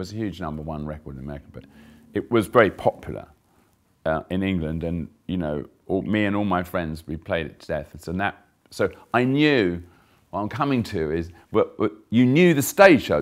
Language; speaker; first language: English; native; English